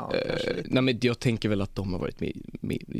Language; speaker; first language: Swedish; native; Swedish